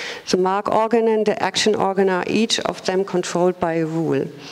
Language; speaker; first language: English; non-native, fluent; German